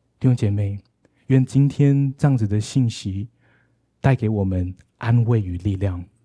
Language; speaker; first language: Chinese; native; Chinese